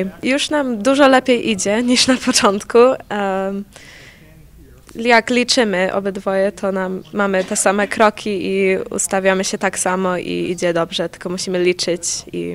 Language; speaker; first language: Polish; early bilingual, heritage; Polish